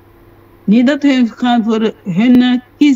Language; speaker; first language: Dutch; non-native, local second language; Papiamento